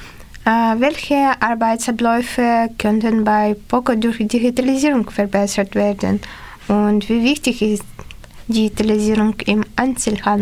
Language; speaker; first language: German; non-native, learner; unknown